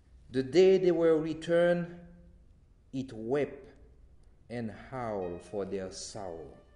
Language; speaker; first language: English; non-native, fluent; Haitian Creole